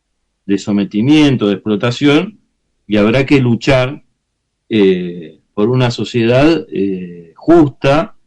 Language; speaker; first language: Spanish; native; Spanish